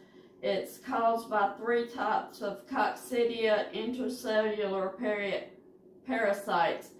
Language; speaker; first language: English; native; English